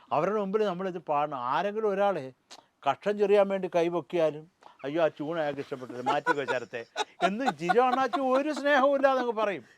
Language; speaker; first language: Malayalam; native; Malayalam